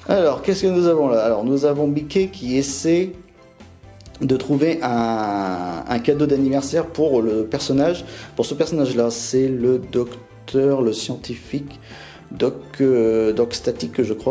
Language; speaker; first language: French; native; French